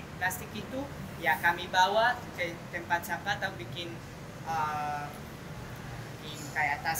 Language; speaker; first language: Indonesian; non-native, fluent; Spanish